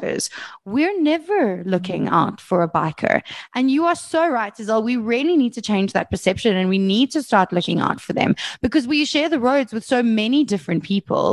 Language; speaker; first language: English; native; English